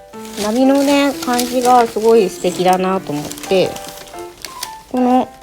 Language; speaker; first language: Japanese; native; Japanese